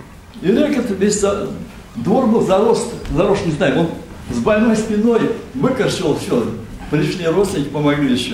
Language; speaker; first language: Russian; native; Russian